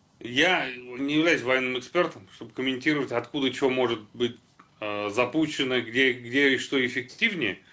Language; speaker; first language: Russian; native; Russian